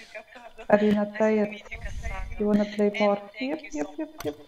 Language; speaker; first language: English; non-native, fluent; Polish